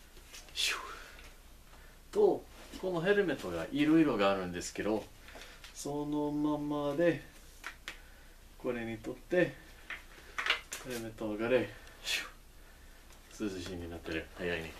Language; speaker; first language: Japanese; non-native, learner; English